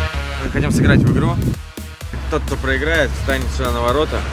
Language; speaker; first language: Russian; native; Russian